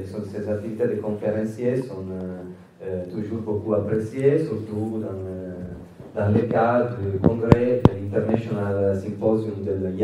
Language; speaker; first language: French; non-native, fluent; Italian